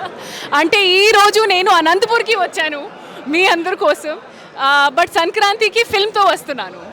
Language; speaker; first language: Telugu; non-native, learner; Hindi